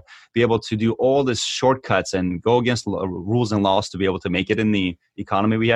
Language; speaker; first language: English; early bilingual, other home language; Armenian